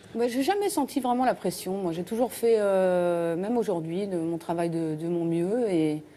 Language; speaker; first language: French; native; French